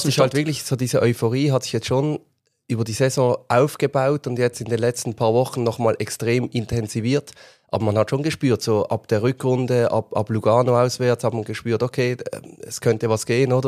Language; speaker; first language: German; native; German